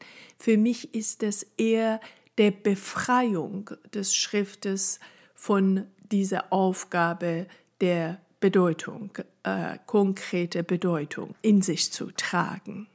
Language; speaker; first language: German; non-native, fluent; Persian